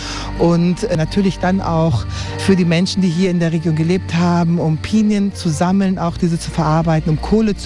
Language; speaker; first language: German; native; German